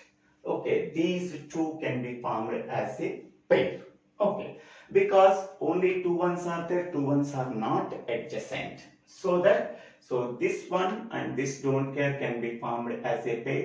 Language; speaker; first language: English; non-native, local second language; Telugu